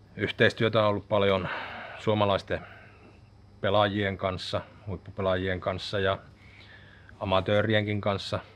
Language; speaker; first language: Finnish; native; Finnish